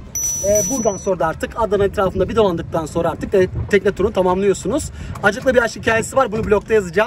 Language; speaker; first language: Turkish; native; Turkish